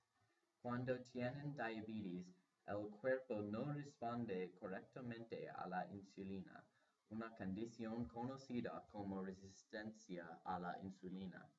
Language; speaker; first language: Spanish; non-native, learner; English